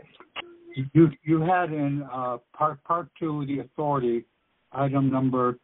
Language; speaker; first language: English; native; English